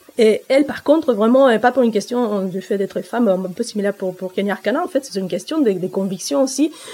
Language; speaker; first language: French; non-native, fluent; Spanish